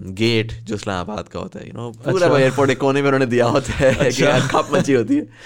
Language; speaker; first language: English; non-native, local second language; Urdu